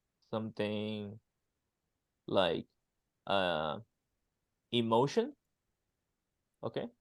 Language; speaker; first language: English; non-native, fluent; Chinese